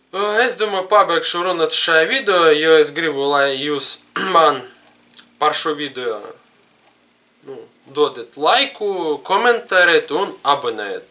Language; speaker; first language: Latvian; non-native, learner; Russian